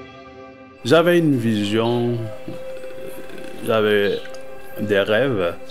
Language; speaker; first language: French; non-native, local second language; Haitian Creole